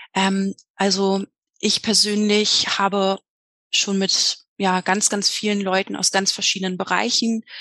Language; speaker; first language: German; native; German